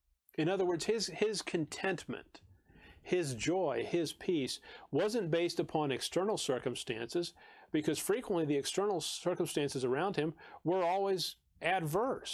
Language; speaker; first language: English; native; English